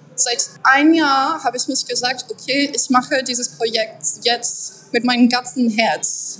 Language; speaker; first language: German; non-native, fluent; French